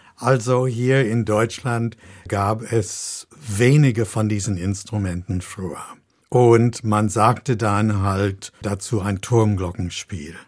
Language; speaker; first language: German; non-native, fluent; English